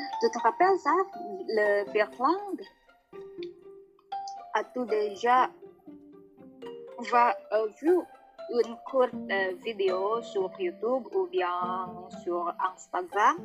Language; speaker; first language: French; non-native, learner; Indonesian